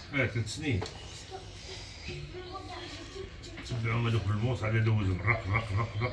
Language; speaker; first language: Arabic; native; Arabic